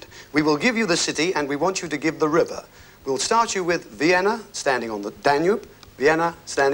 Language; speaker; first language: English; native; English